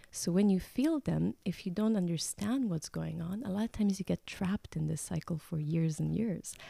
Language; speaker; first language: English; non-native, fluent; Croatian